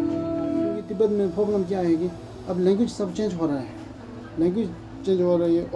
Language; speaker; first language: Hindi; non-native, learner; Tibetan